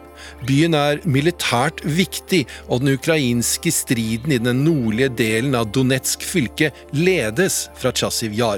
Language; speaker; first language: Norwegian; native; Norwegian